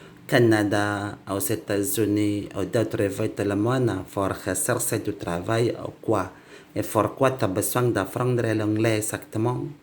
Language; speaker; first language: French; non-native, learner; Indonesian